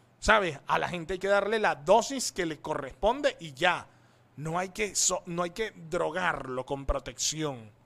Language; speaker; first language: Spanish; native; Spanish